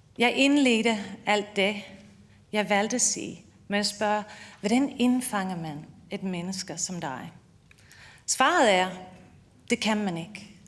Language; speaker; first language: Danish; non-native, fluent; English